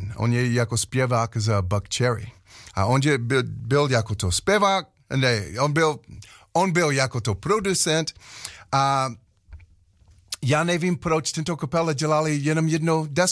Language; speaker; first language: Czech; non-native, learner; English